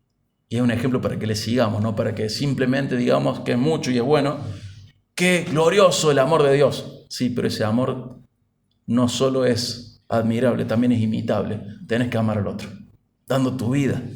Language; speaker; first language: Spanish; native; Spanish